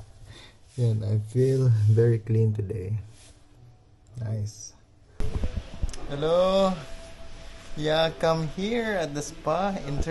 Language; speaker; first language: English; non-native, local second language; Filipino